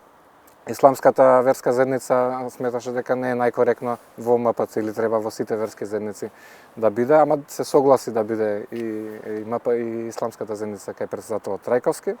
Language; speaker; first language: Macedonian; native; Macedonian